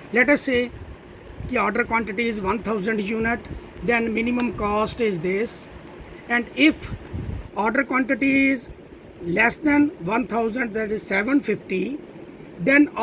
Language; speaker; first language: English; non-native, local second language; Punjabi